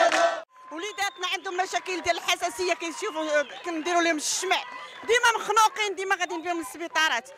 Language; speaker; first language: Arabic; native; Arabic